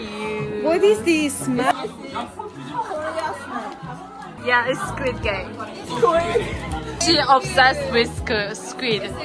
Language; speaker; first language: English; non-native, learner; French